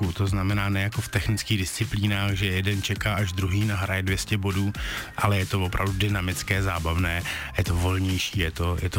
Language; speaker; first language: Czech; native; Czech